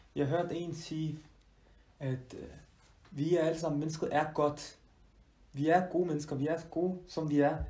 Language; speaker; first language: Danish; early bilingual, other home language; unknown